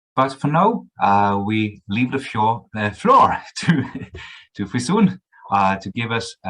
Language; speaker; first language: English; non-native, fluent; Norwegian